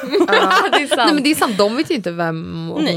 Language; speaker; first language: Swedish; native; Swedish